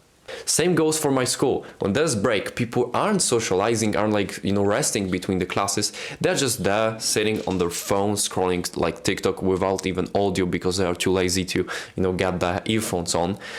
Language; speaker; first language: English; non-native, fluent; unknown